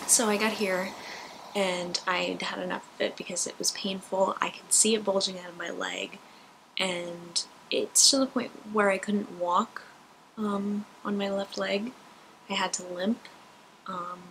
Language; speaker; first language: English; native; English